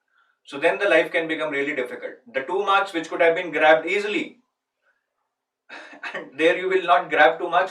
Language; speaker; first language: English; non-native, local second language; Hindi